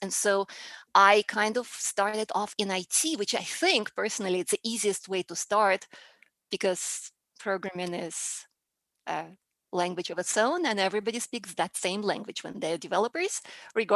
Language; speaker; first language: English; non-native, fluent; Russian